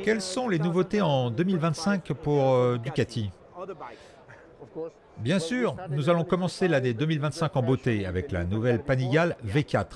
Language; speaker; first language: French; native; French